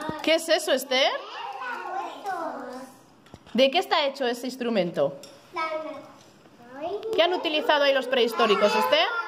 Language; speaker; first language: Spanish; native; Spanish